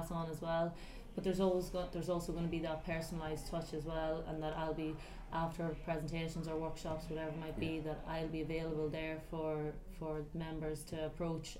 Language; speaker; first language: English; native; English